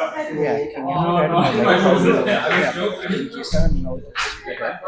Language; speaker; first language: English; non-native, fluent; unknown